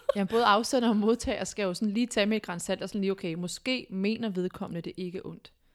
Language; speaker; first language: Danish; native; Danish